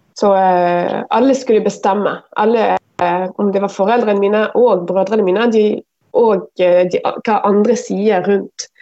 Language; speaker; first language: Norwegian; non-native, fluent; Arabic